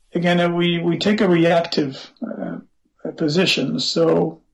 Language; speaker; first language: English; non-native, fluent; Portuguese